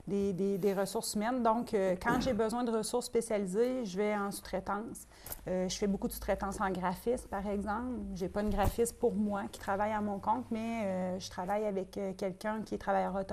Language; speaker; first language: French; native; French